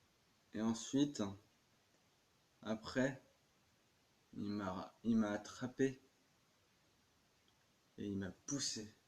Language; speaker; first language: French; native; French